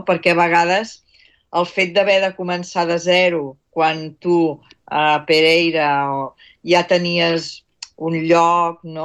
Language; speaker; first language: Catalan; native; Catalan